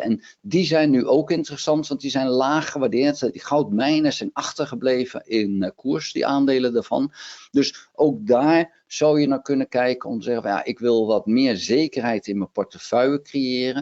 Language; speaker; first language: Dutch; native; Dutch